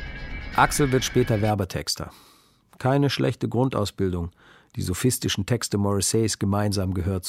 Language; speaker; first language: German; native; German